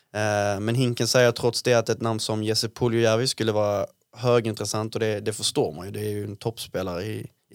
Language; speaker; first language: Swedish; native; Swedish